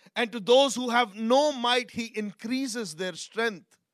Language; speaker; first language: English; non-native, local second language; Urdu